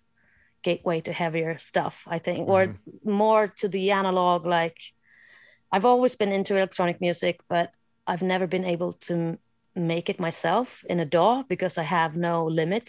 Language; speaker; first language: English; non-native, fluent; Swedish